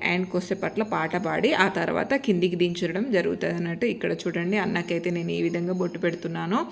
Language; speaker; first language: Telugu; non-native, local second language; Lambadi